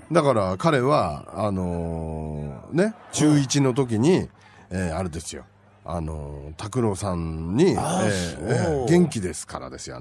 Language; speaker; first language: Japanese; native; Japanese